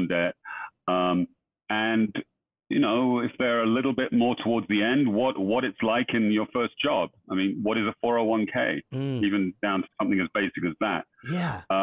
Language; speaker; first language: English; native; English